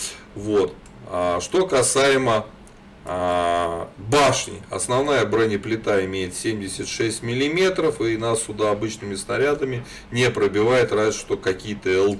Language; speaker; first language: Russian; native; Russian